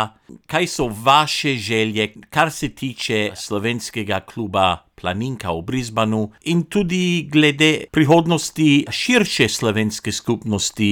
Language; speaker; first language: Slovenian; non-native, local second language; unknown